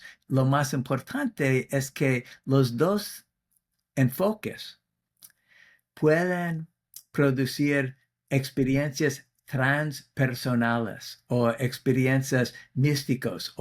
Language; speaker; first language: Spanish; non-native, fluent; English